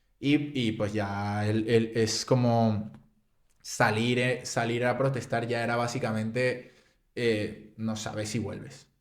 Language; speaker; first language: Spanish; native; Spanish